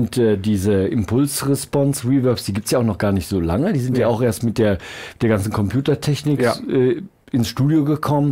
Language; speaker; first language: German; native; German